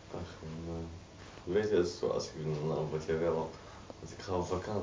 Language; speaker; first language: Dutch; non-native, learner; Arabic